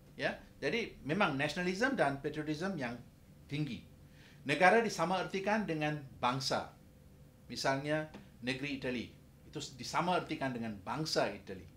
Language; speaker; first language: Malay; non-native, local second language; Tamil